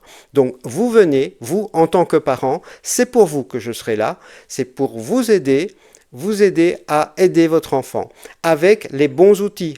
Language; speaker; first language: French; native; French